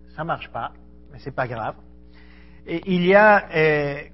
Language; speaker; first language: French; non-native, fluent; Spanish